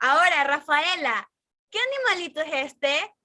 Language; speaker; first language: Spanish; native; Spanish